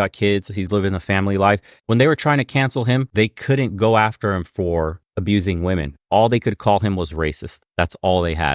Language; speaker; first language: English; native; English